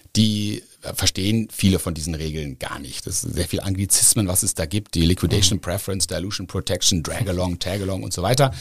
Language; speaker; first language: German; native; German